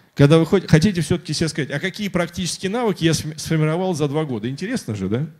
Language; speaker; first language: Russian; native; Russian